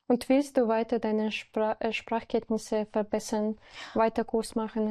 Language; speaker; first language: German; non-native, learner; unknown